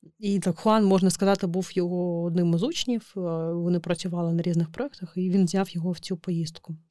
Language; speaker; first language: Ukrainian; non-native, local second language; Crimean Tatar